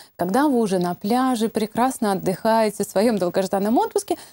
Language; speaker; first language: Russian; native; Russian